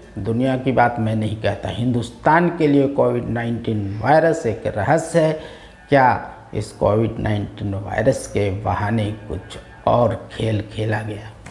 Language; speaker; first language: Hindi; native; Hindi